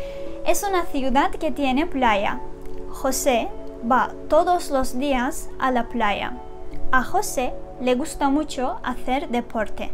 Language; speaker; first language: Spanish; non-native, fluent; Turkish